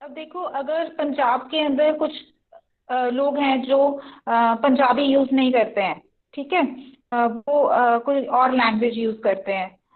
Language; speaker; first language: Hindi; non-native, local second language; Punjabi